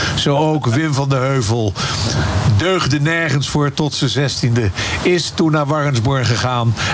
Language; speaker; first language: Dutch; native; Dutch